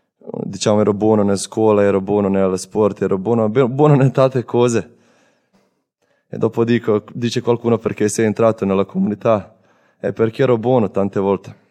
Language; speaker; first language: Italian; non-native, learner; Croatian